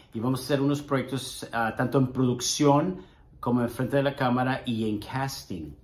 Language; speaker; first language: Spanish; early bilingual, heritage; Spanish